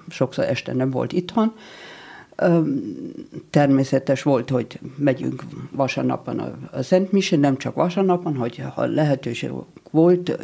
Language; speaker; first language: Hungarian; non-native, fluent; German